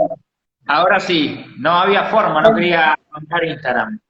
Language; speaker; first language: Spanish; native; Spanish